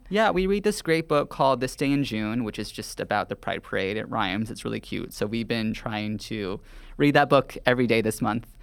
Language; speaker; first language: English; native; English